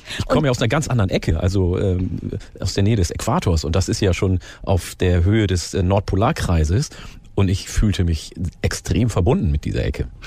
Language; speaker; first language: German; early bilingual, other home language; Oromo